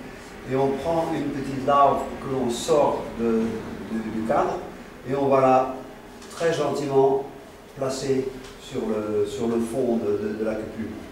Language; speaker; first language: French; non-native, fluent; Dutch